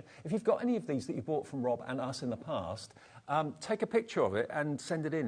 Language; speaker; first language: English; native; English